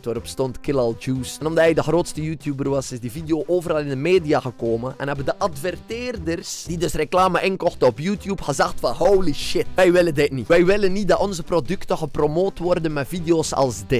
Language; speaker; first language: Dutch; native; Dutch